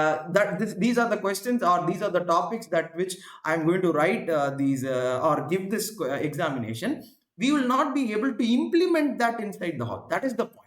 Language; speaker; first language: English; non-native, local second language; Tamil